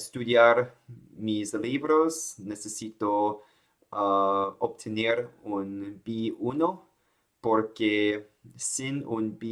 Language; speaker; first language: Spanish; non-native, learner; Chinese